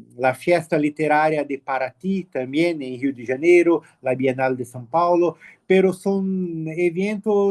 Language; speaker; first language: Spanish; non-native, learner; Portuguese